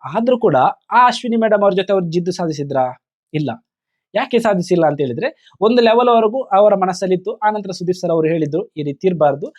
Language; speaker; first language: Kannada; non-native, local second language; Tulu